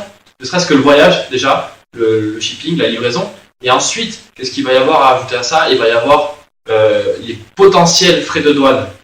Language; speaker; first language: French; native; French